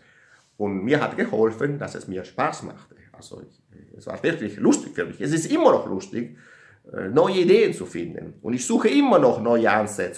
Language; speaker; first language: German; non-native, learner; Italian